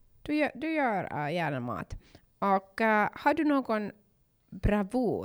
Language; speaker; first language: Swedish; non-native, learner; Finnish